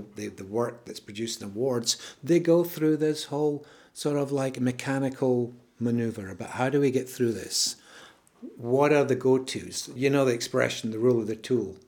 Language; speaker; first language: English; native; English